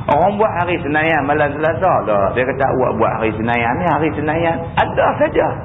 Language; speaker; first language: Malay; native; Malay